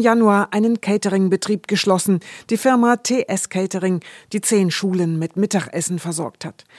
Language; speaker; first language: German; native; German